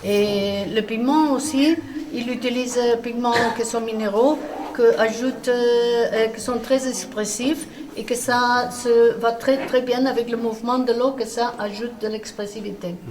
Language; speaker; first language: French; non-native, learner; Spanish